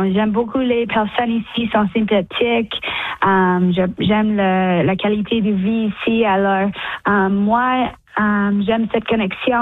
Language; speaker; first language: French; early bilingual, heritage; English